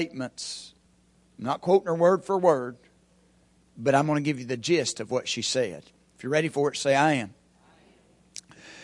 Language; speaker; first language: English; native; English